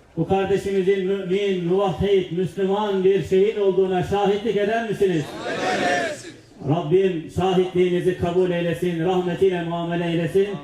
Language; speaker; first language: Turkish; native; Turkish